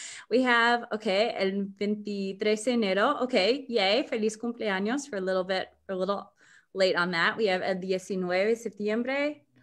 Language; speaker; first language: Spanish; non-native, fluent; English